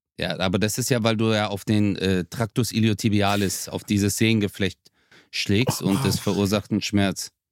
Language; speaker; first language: German; early bilingual, other home language; Turkish